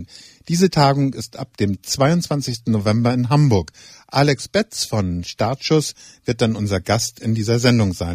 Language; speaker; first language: German; native; German